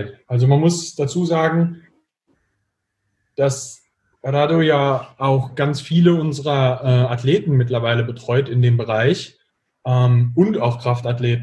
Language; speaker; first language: German; native; German